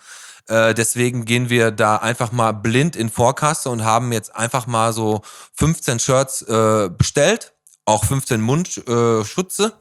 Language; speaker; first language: German; native; German